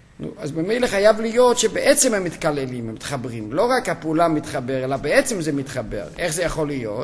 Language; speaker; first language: Hebrew; non-native, fluent; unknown